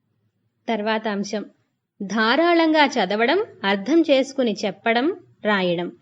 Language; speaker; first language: Telugu; native; Telugu